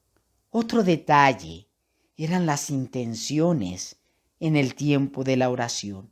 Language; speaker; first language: Spanish; native; Spanish